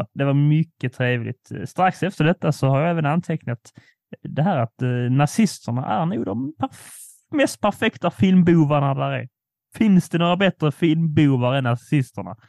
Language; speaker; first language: Swedish; native; Swedish